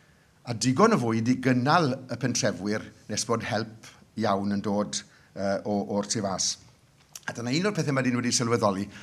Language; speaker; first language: Welsh; native; Welsh